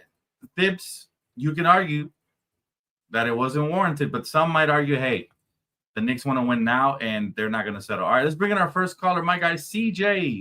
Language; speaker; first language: English; native; English